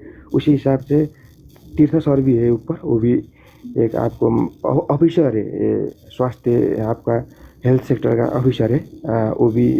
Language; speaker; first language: Hindi; non-native, learner; Nepali